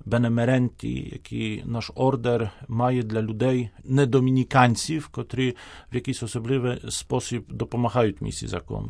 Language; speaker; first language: Ukrainian; non-native, fluent; Polish